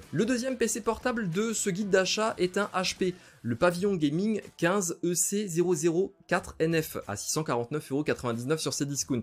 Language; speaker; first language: French; native; French